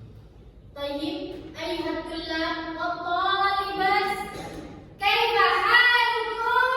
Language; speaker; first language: Arabic; non-native, learner; Indonesian